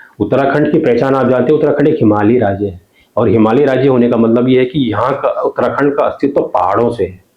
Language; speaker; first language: Hindi; non-native, local second language; Garhwali